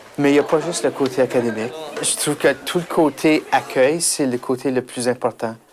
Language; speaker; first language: French; native; French